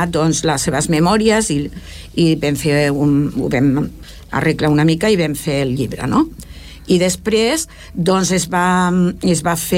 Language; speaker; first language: Catalan; native; Catalan